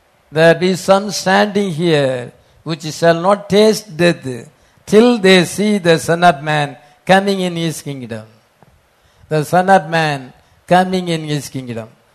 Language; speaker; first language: English; non-native, local second language; Tamil